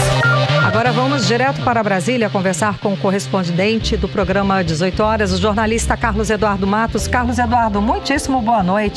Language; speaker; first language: Portuguese; native; Portuguese